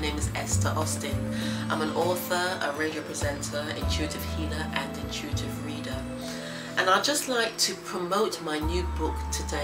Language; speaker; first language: English; native; English